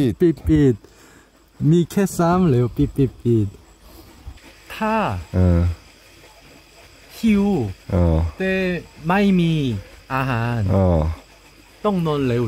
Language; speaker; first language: Thai; non-native, learner; Korean